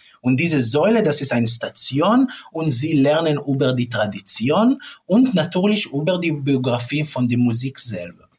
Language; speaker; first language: German; non-native, fluent; Hebrew